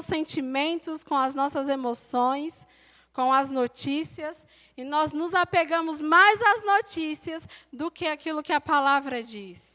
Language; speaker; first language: Portuguese; native; Portuguese